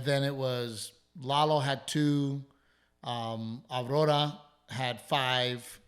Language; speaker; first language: English; native; English